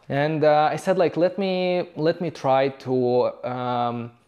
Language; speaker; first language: English; non-native, fluent; Romanian